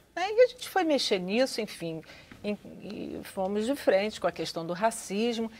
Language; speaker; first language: Portuguese; native; Portuguese